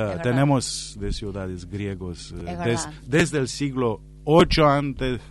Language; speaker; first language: Spanish; non-native, fluent; Romanian